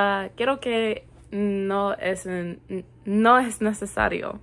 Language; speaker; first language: Spanish; non-native, learner; English